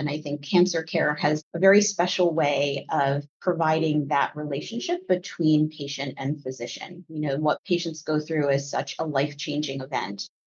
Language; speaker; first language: English; native; English